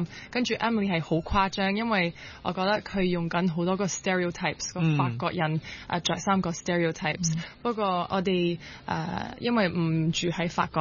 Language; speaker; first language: Cantonese; early bilingual, heritage; French